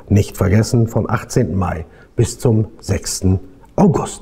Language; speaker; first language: German; native; German